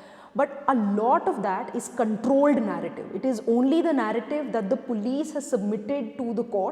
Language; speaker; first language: English; non-native, local second language; Hindi